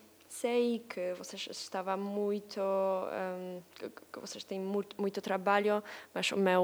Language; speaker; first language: Portuguese; non-native, learner; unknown